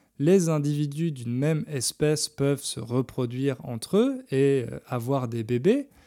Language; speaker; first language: French; native; French